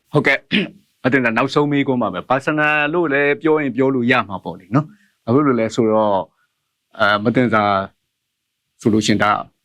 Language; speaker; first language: Burmese; native; Burmese